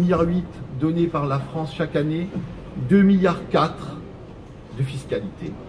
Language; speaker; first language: French; native; French